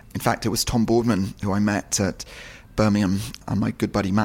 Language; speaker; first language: English; native; English